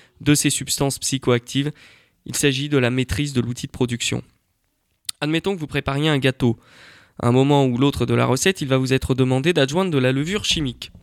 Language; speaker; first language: French; native; French